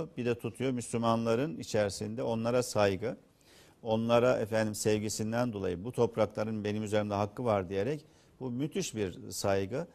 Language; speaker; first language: Turkish; native; Turkish